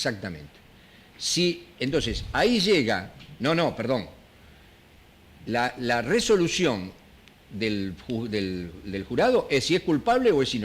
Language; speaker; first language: Spanish; native; Spanish